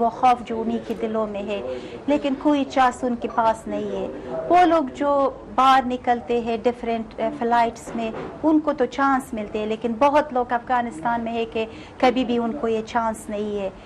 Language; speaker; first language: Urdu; non-native, fluent; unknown